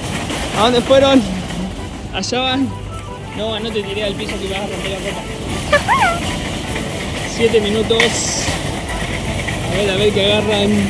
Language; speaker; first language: Spanish; native; Spanish